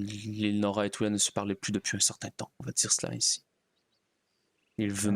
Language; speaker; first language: French; native; French